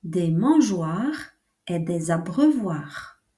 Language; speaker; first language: French; non-native, fluent; Ukrainian